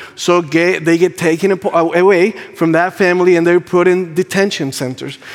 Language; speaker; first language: English; non-native, fluent; Spanish